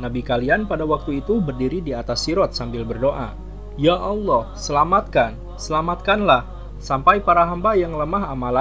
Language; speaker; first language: Indonesian; native; Indonesian